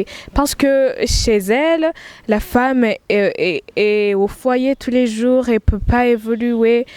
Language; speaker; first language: French; non-native, local second language; Rundi